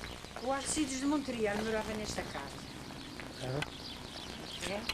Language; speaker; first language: Portuguese; native; Portuguese